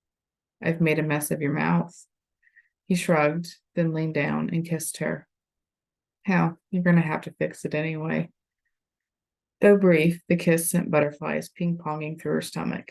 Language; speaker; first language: English; native; English